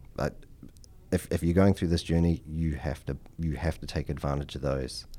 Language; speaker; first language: English; native; English